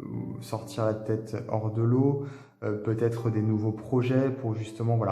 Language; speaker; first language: French; native; French